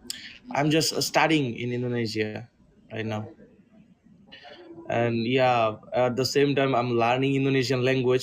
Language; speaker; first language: English; non-native, learner; Bangla